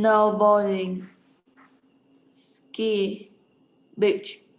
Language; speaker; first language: English; non-native, learner; Vietnamese